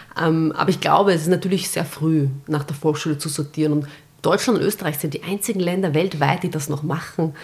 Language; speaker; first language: German; early bilingual, other home language; Bosnian